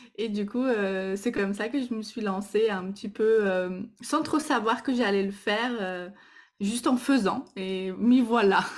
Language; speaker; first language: French; non-native, fluent; Portuguese